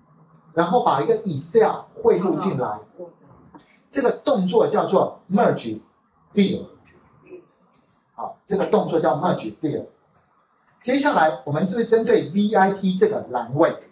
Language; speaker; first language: Chinese; native; Chinese